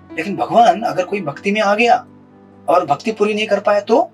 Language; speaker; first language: Hindi; non-native, local second language; Marathi